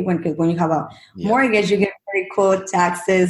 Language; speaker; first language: English; non-native, fluent; Spanish